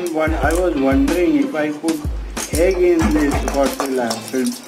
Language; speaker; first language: English; non-native, local second language; Hindi